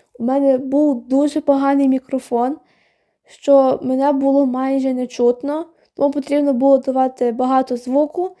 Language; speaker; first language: Ukrainian; non-native, local second language; Russian